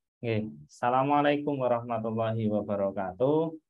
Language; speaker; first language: Indonesian; native; Indonesian